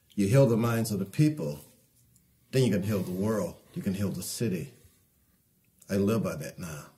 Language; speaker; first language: English; native; English